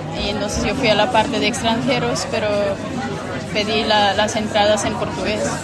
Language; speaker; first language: Spanish; non-native, fluent; Czech